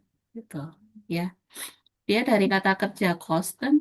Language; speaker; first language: Indonesian; native; Indonesian